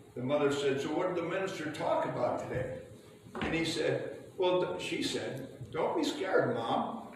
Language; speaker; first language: English; native; English